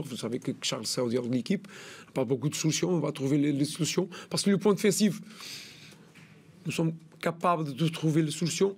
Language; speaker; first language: French; non-native, learner; Portuguese